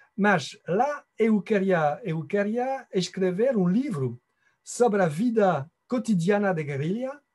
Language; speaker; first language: Portuguese; non-native, fluent; French